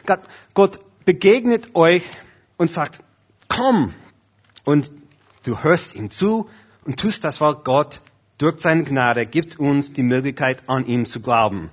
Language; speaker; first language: German; non-native, fluent; English